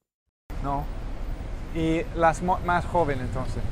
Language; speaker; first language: Spanish; non-native, learner; English